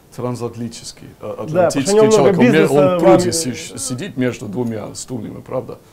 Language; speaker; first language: Russian; non-native, fluent; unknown